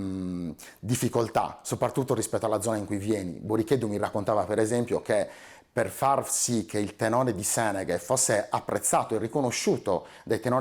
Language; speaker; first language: Italian; native; Italian